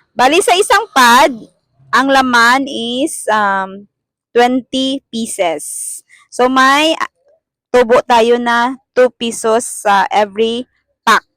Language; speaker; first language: Filipino; non-native, local second language; Cebuano